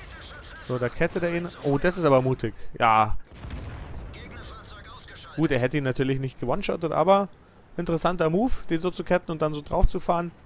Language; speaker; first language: German; native; German